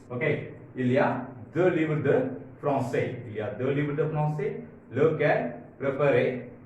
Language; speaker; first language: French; non-native, fluent; Tamil